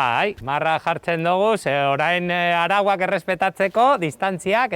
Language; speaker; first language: Basque; non-native, local second language; Spanish